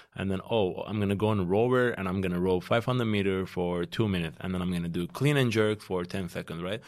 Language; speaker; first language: English; non-native, fluent; Turkish